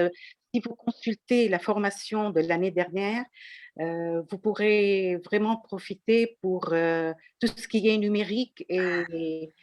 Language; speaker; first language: French; non-native, local second language; Arabic